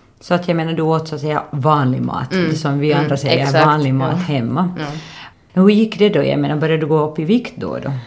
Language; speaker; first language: Swedish; native; Swedish